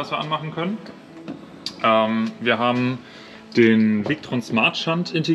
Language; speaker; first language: German; native; German